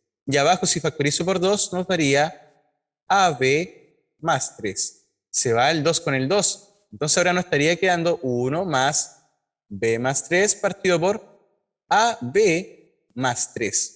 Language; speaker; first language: Spanish; native; Spanish